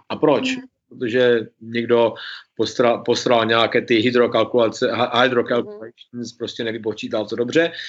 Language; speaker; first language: Czech; early bilingual, heritage; Czech